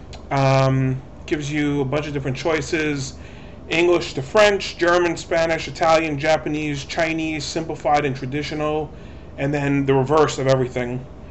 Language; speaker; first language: English; native; English